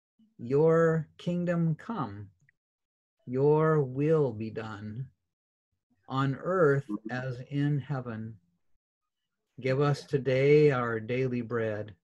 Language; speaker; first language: English; native; English